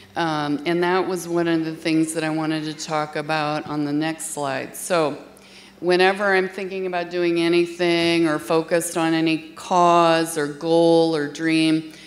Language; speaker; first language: English; native; English